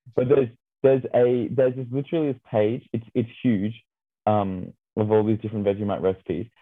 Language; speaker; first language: English; native; English